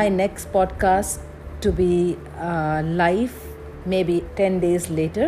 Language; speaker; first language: English; non-native, local second language; Assamese